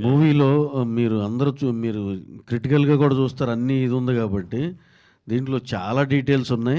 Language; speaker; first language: Telugu; native; Telugu